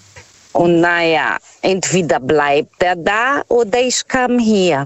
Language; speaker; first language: German; non-native, fluent; Portuguese